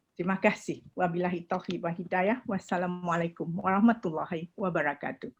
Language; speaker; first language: Malay; native; Malay